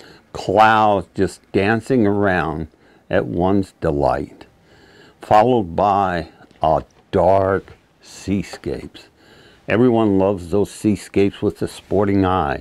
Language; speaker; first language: English; native; English